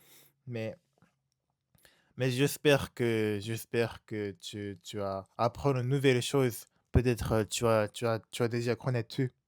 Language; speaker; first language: French; non-native, learner; Japanese